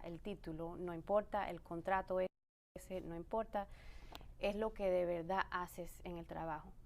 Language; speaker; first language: Spanish; early bilingual, other home language; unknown